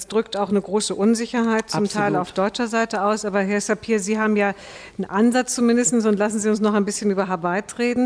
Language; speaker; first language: German; native; German